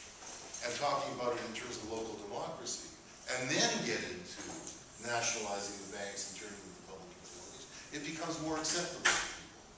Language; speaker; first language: English; native; English